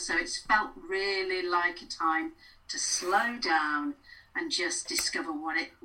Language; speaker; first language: English; native; English